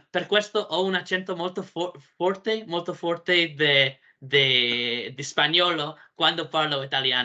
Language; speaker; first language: Italian; non-native, learner; English